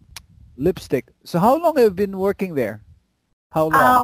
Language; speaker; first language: English; non-native, local second language; Filipino